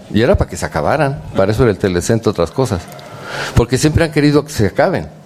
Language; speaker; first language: Spanish; native; Spanish